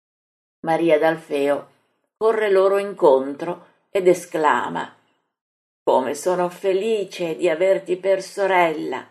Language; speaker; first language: Italian; native; Italian